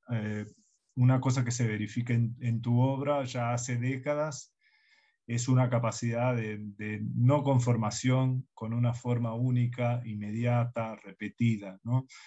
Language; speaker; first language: Spanish; early bilingual, heritage; Spanish